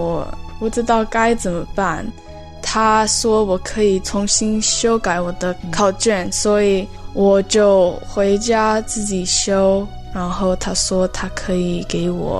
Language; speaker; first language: Chinese; early bilingual, heritage; Chinese